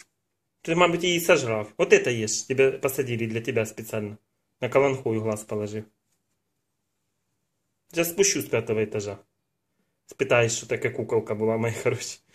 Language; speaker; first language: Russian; non-native, local second language; Ukrainian